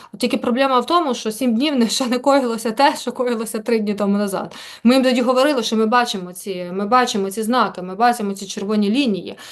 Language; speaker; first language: Ukrainian; native; Ukrainian